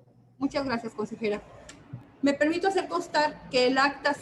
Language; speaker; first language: Spanish; native; Spanish